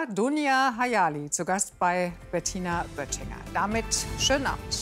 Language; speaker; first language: German; native; German